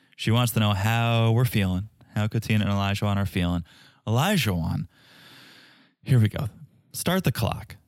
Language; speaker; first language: English; native; English